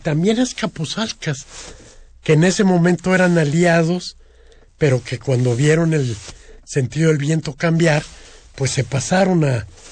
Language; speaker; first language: Spanish; native; Spanish